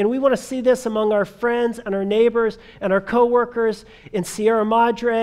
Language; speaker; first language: English; native; English